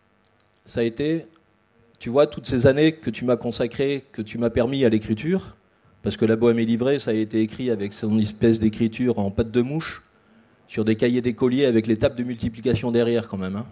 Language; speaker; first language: French; native; French